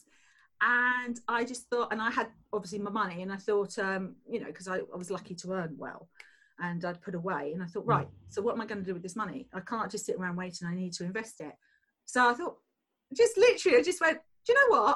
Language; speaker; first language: English; native; English